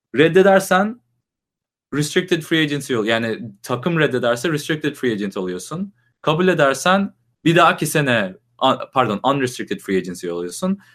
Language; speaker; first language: Turkish; native; Turkish